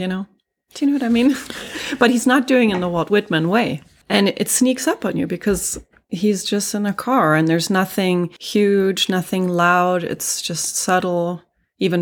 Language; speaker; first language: English; non-native, fluent; Swedish